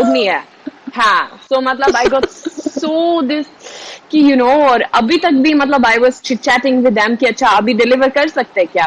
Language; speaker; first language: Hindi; non-native, learner; Swedish